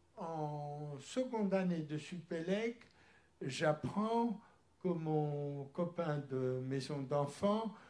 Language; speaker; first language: French; early bilingual, other home language; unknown